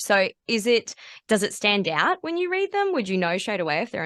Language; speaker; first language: English; native; English